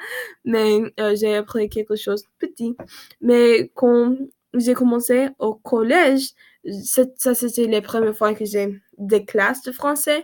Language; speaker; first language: French; non-native, learner; English